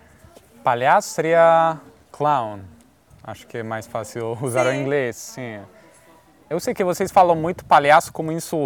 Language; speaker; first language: Portuguese; non-native, fluent; Italian